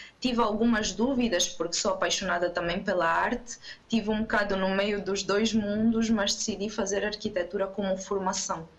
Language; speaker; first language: Portuguese; non-native, local second language; Kabuverdianu